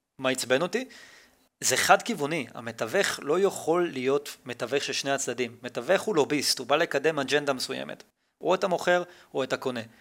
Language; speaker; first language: Hebrew; native; Hebrew